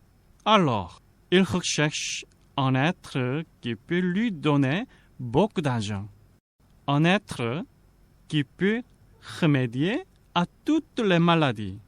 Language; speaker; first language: French; non-native, fluent; Korean